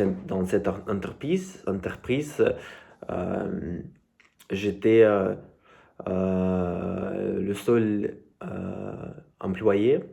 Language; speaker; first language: French; non-native, learner; Russian